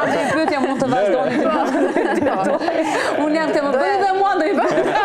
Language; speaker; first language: Albanian; native; Albanian